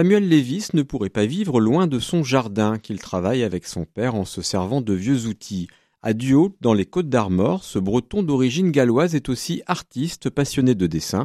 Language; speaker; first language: French; native; French